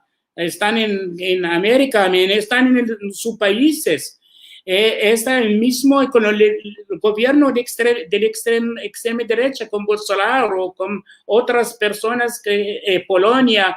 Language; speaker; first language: Spanish; non-native, learner; Arabic